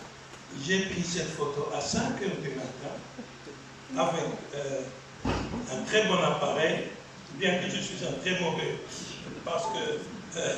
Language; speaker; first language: French; non-native, local second language; Arabic